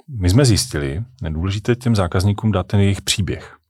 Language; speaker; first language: Czech; native; Czech